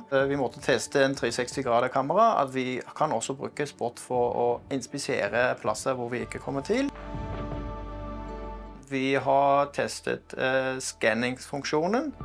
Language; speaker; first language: Norwegian; non-native, fluent; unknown